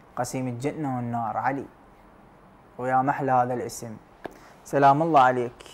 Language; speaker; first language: Arabic; native; Arabic